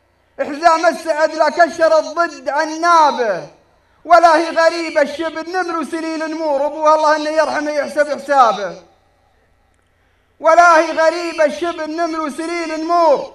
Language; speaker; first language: Arabic; native; Arabic